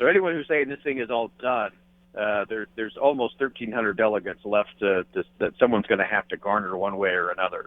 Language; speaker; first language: English; native; English